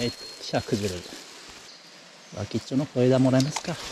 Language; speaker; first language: Japanese; native; Japanese